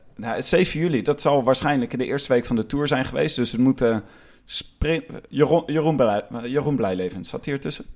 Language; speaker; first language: Dutch; native; Dutch